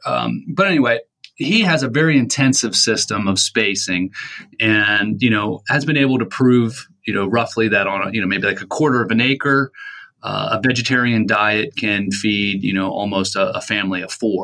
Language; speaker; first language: English; native; English